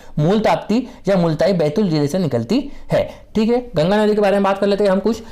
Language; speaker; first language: Hindi; native; Hindi